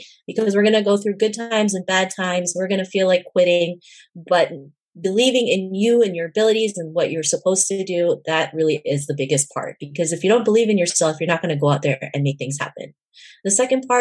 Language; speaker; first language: English; native; English